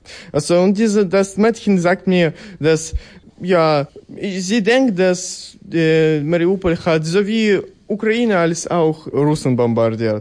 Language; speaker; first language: German; non-native, learner; Ukrainian